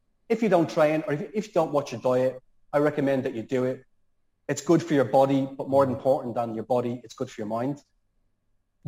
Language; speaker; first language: English; native; English